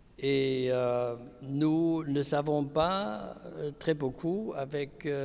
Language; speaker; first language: French; non-native, fluent; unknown